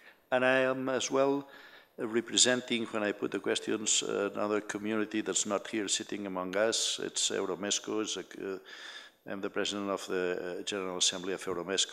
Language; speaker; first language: English; non-native, fluent; Spanish